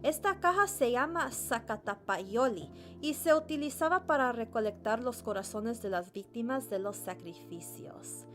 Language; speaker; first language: Spanish; early bilingual, heritage; Spanish